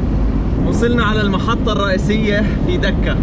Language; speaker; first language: Arabic; native; Arabic